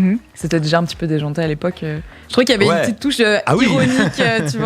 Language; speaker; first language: French; native; French